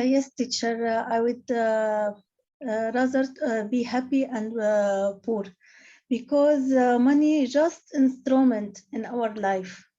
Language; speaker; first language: English; non-native, learner; Arabic